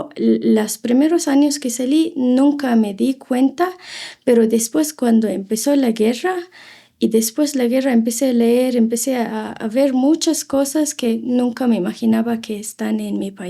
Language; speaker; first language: Spanish; non-native, fluent; Arabic